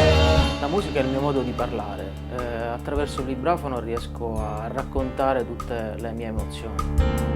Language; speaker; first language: Italian; native; Italian